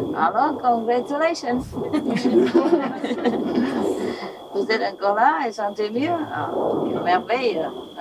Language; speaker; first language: French; non-native, learner; Vietnamese